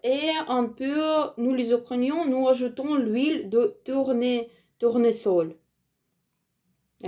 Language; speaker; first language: French; non-native, learner; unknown